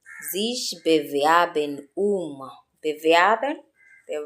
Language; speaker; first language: German; non-native, learner; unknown